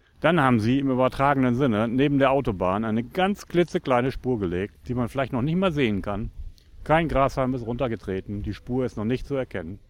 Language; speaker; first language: German; native; German